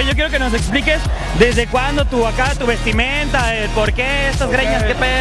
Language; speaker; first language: Spanish; native; Spanish